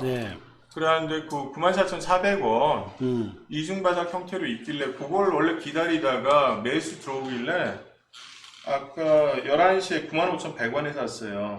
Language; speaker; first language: Korean; native; Korean